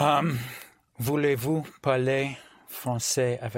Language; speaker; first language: French; non-native, learner; English